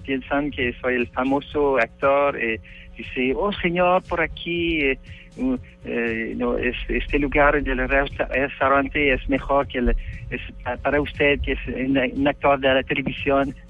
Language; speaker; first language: Spanish; non-native, learner; French